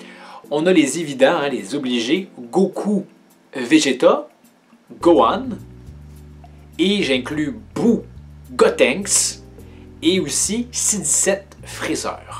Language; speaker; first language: French; native; French